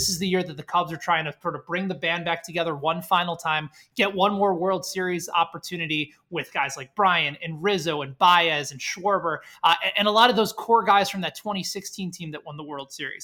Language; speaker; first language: English; native; English